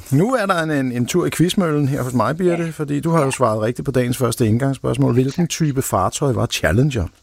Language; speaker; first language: Danish; native; Danish